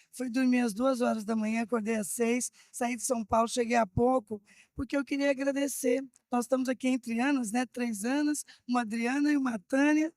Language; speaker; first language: Portuguese; native; Portuguese